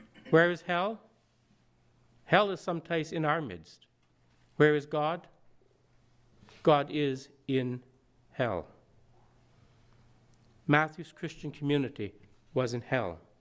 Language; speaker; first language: English; native; English